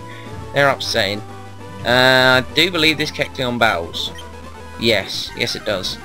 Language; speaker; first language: English; native; English